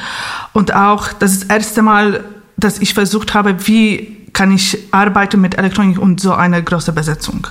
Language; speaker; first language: German; non-native, fluent; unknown